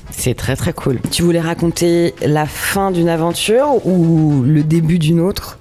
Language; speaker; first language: French; native; French